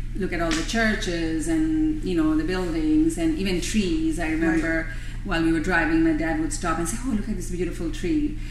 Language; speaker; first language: English; non-native, local second language; Bangla